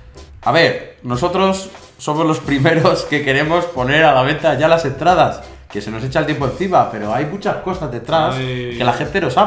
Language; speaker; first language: Spanish; native; Spanish